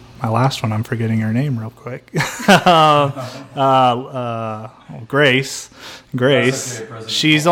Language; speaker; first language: English; native; English